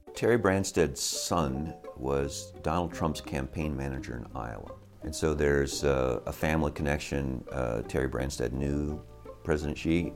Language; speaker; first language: English; non-native, fluent; Chinese